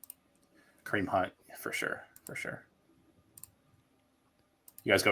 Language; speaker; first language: English; native; English